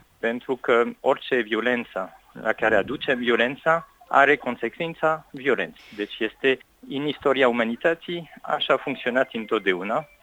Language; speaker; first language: Romanian; non-native, fluent; French